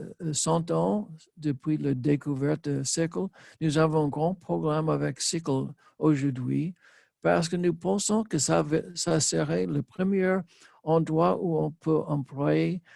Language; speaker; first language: French; non-native, learner; English